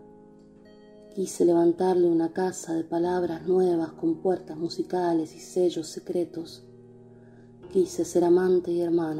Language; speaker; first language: Spanish; native; Spanish